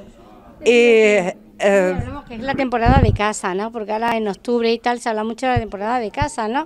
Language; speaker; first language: Spanish; native; Spanish